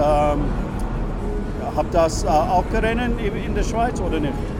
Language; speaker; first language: German; non-native, learner; English